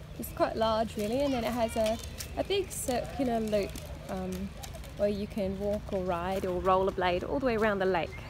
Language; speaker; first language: English; native; English